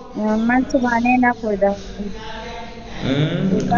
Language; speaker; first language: Persian; non-native, learner; Urdu